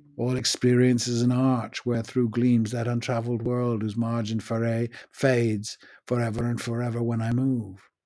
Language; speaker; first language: English; native; English